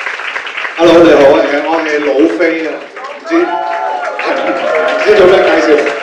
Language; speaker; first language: Cantonese; native; Cantonese